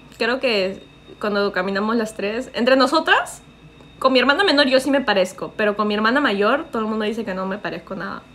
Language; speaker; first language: Spanish; early bilingual, heritage; Spanish